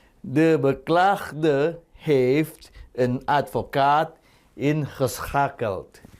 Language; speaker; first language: Dutch; non-native, fluent; Indonesian